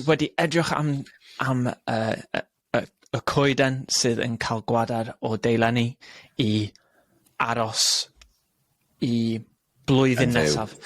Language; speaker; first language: Welsh; non-native, learner; English